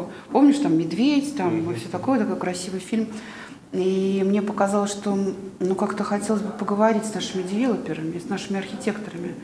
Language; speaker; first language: Russian; native; Russian